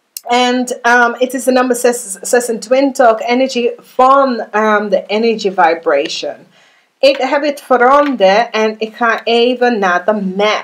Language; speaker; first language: Dutch; non-native, learner; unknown